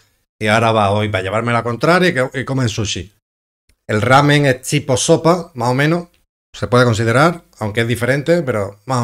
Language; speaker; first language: Spanish; native; Spanish